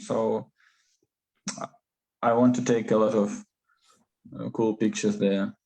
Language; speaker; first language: English; non-native, learner; Russian